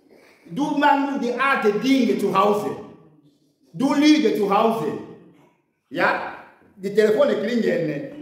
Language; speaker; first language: German; non-native, learner; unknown